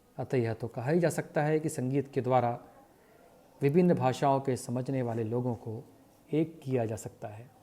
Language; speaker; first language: Hindi; native; Hindi